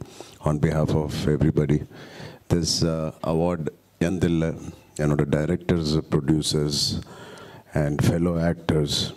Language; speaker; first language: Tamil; non-native, local second language; Telugu